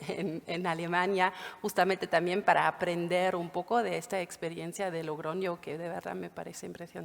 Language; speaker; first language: Spanish; non-native, fluent; German